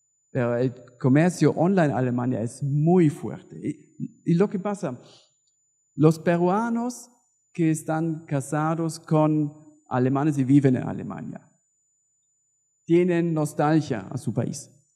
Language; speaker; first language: Spanish; non-native, fluent; German